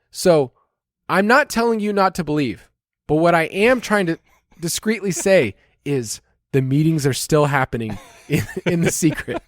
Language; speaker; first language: English; native; English